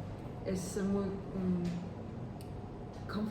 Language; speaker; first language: Spanish; non-native, learner; Ukrainian